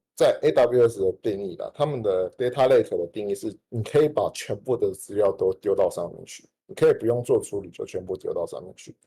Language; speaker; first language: Chinese; native; Chinese